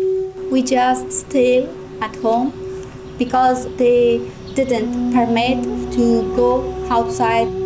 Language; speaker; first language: English; non-native, learner; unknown